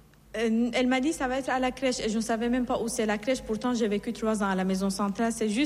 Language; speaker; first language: French; non-native, fluent; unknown